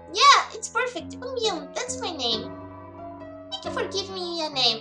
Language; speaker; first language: English; non-native, fluent; Portuguese